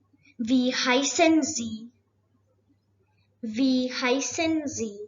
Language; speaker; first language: German; non-native, fluent; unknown